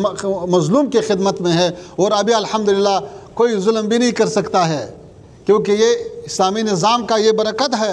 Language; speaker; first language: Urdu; non-native, learner; Pashto